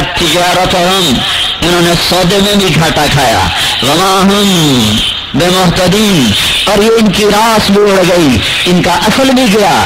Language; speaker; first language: Urdu; non-native, local second language; Punjabi